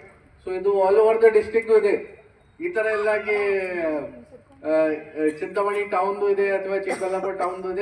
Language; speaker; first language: Kannada; non-native, fluent; Hindi